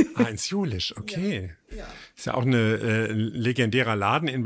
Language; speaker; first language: German; native; German